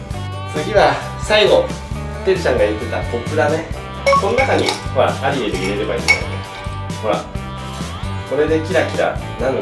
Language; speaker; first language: Japanese; native; Japanese